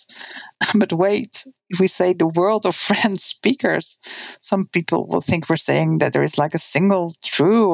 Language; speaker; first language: English; non-native, fluent; Dutch